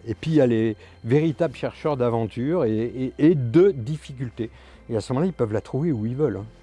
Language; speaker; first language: French; native; French